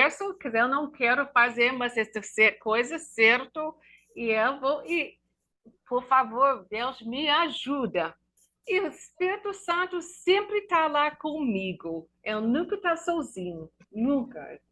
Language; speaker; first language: Portuguese; non-native, learner; English